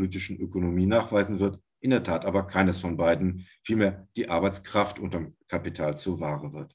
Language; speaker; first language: German; native; German